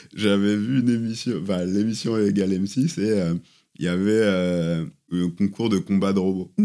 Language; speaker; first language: French; native; French